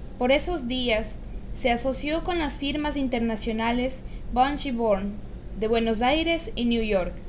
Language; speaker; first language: Spanish; native; Spanish